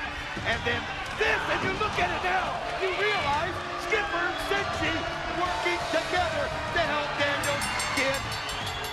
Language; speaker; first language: English; native; English